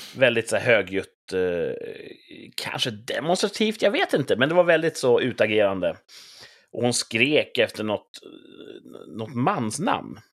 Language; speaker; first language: Swedish; native; Swedish